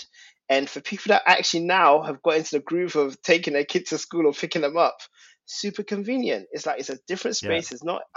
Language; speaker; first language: English; native; English